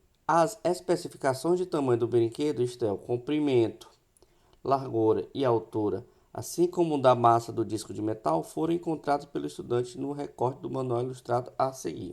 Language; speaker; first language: Portuguese; native; Portuguese